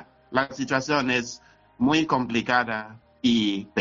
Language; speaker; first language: Spanish; non-native, fluent; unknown